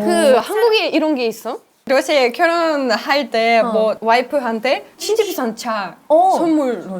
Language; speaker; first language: Korean; non-native, fluent; Russian